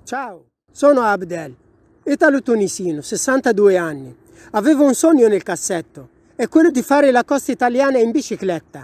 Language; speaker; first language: Italian; non-native, fluent; Arabic